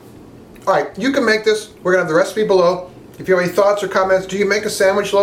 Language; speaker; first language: English; native; English